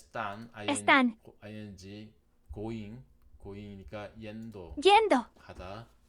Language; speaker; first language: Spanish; non-native, learner; Korean